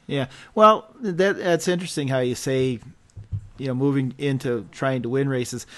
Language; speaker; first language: English; native; English